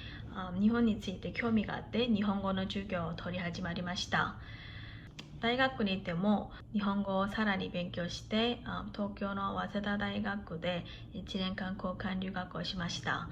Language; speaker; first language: Japanese; non-native, fluent; Korean